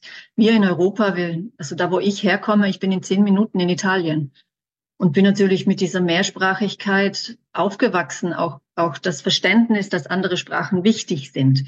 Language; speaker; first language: German; native; German